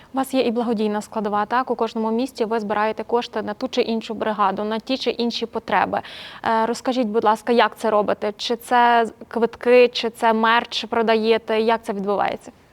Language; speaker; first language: Ukrainian; native; Ukrainian